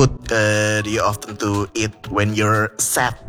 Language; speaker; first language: English; non-native, fluent; Indonesian